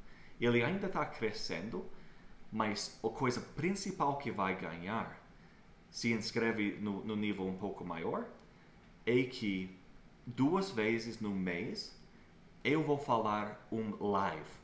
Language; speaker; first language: Portuguese; non-native, fluent; English